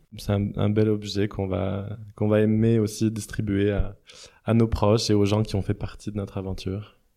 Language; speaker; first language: French; native; French